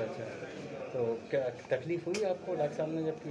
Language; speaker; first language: Hindi; native; Hindi